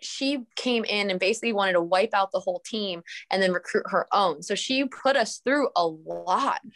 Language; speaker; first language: English; native; English